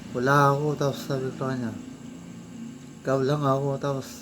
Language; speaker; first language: Filipino; non-native, local second language; Cebuano